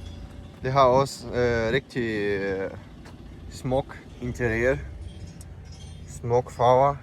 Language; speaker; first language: Danish; non-native, learner; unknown